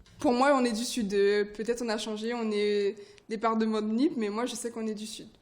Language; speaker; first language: French; early bilingual, other home language; Haitian Creole